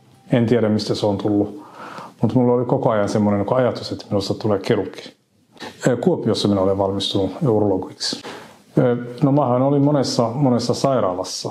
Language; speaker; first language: Finnish; non-native, fluent; Somali